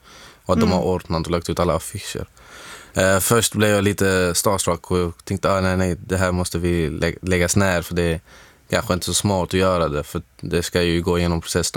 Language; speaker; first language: Swedish; non-native, fluent; Arabic